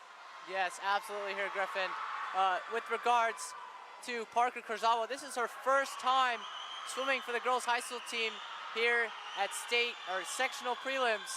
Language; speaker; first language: English; native; English